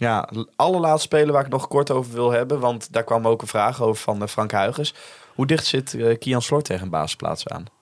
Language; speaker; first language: Dutch; native; Dutch